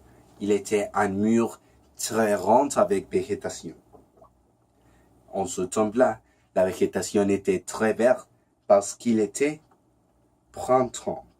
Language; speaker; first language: French; non-native, learner; Spanish